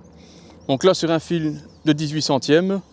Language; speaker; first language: French; native; French